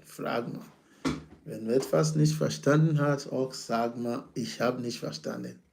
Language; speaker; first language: German; non-native, fluent; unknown